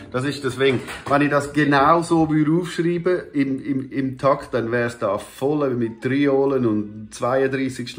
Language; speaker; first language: German; native; German